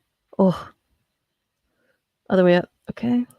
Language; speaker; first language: English; native; English